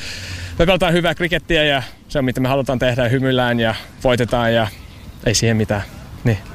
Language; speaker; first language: Finnish; early bilingual, heritage; English